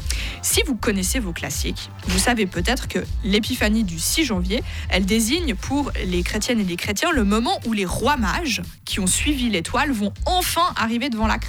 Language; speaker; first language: French; native; French